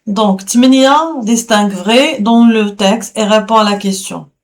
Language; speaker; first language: French; non-native, local second language; Arabic